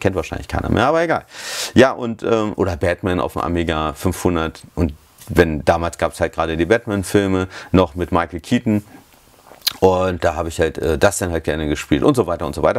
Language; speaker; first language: German; native; German